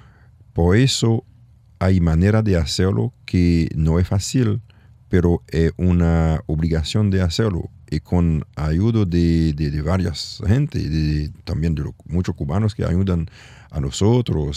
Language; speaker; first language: Spanish; non-native, learner; French